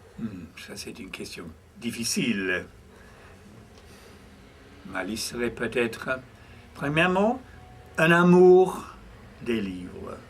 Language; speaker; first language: French; non-native, fluent; English